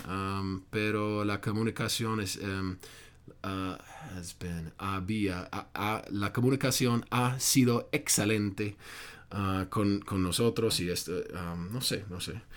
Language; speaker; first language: Spanish; non-native, fluent; English